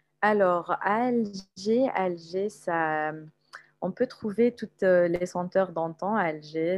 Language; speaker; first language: French; non-native, local second language; Arabic